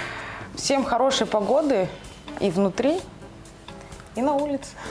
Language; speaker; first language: Russian; native; Russian